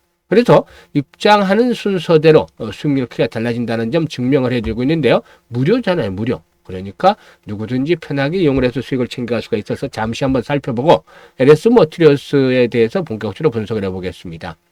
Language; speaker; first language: Korean; native; Korean